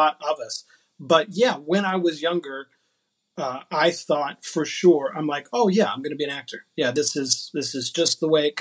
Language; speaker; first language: English; native; English